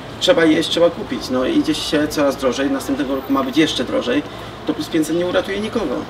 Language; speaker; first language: Polish; native; Polish